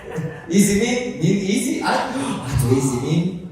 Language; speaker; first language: Hebrew; native; Hebrew